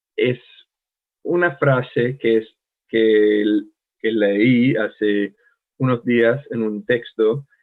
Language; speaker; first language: Spanish; non-native, learner; English